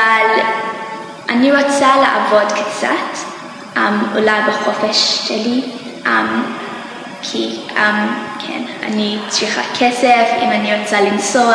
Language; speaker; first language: Hebrew; non-native, learner; English